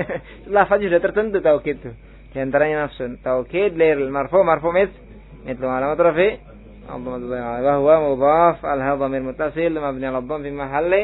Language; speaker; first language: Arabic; non-native, fluent; Indonesian